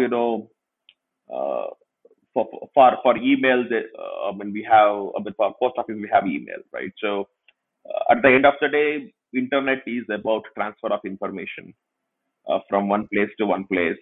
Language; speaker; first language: English; non-native, local second language; Kannada